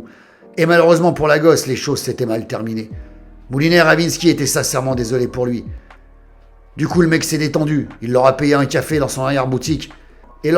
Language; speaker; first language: French; native; French